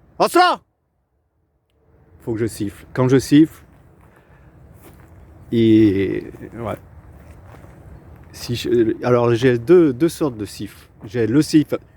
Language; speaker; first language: French; native; French